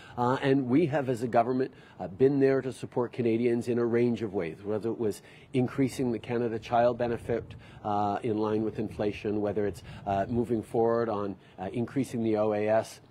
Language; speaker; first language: English; early bilingual, other home language; French